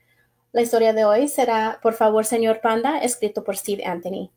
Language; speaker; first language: Spanish; early bilingual, heritage; English